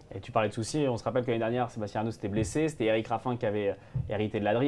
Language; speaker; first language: French; native; French